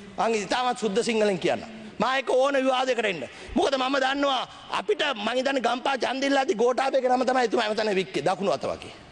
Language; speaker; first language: Sinhala; native; Sinhala